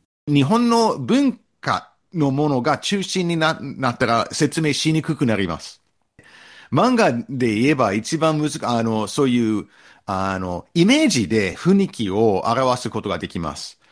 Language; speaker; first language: Japanese; non-native, fluent; English